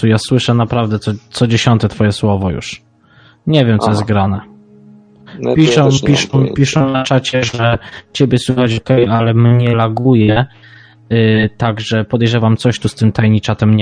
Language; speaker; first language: Polish; native; Polish